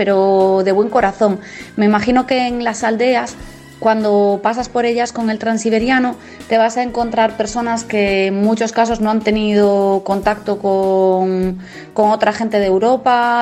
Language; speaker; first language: Spanish; native; Spanish